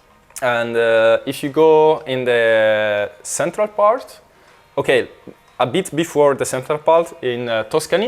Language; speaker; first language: English; non-native, fluent; Italian